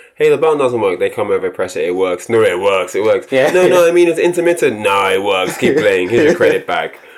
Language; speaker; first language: English; native; English